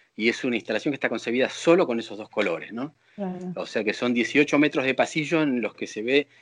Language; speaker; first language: Spanish; native; Spanish